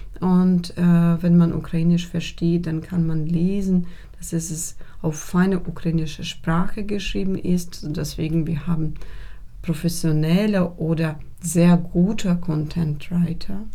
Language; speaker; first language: German; non-native, fluent; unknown